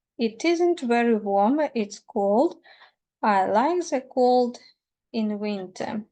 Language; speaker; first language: English; non-native, fluent; Ukrainian